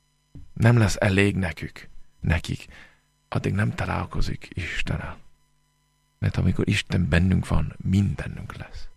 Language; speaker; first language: Hungarian; non-native, fluent; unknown